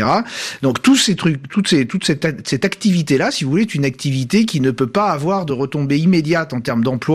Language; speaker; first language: French; native; French